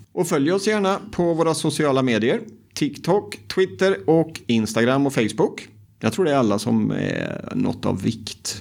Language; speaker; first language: Swedish; native; Swedish